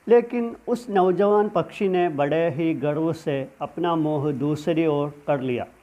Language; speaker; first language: Hindi; non-native, local second language; Malayalam